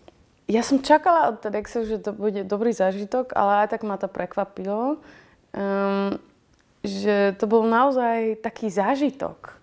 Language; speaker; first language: Slovak; non-native, fluent; Dutch